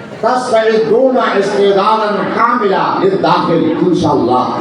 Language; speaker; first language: Arabic; non-native, fluent; Bangla